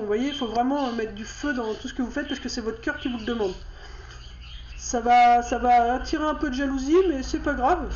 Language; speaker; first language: French; native; French